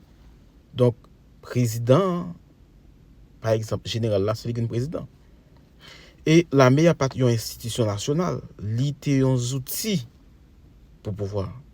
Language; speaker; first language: French; non-native, local second language; Haitian Creole